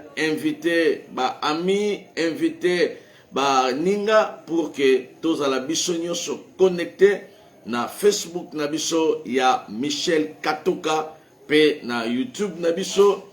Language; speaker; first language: Lingala; non-native, local second language; Kongo